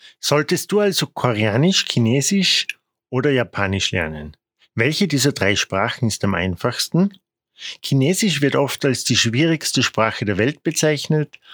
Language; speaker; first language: German; non-native, fluent; Korean